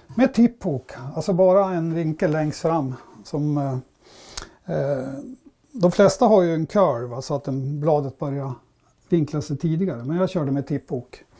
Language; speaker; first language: Swedish; native; Swedish